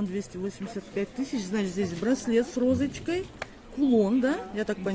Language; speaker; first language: Russian; native; Russian